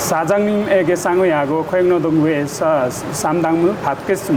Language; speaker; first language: Korean; non-native, learner; Nepali